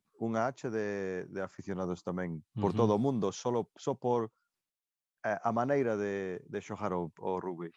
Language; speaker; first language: Galician; non-native, local second language; Spanish